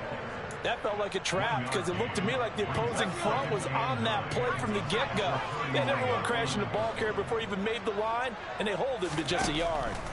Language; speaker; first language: English; native; English